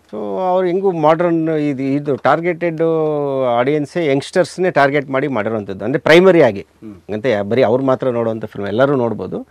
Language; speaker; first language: Kannada; native; Kannada